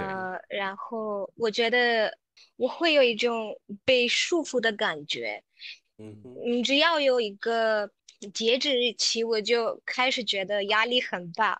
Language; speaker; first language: Chinese; non-native, local second language; Tamil